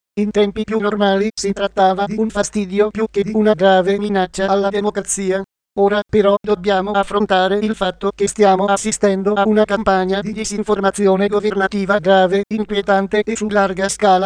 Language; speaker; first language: Italian; native; Italian